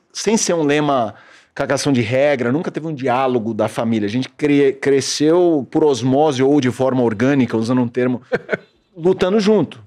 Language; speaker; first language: Portuguese; native; Portuguese